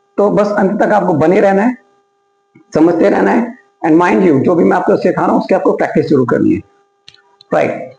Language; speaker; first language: Hindi; native; Hindi